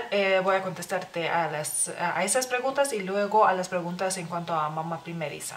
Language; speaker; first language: Spanish; non-native, fluent; Lithuanian